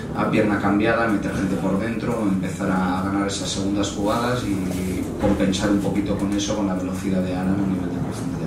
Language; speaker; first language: Spanish; non-native, local second language; Catalan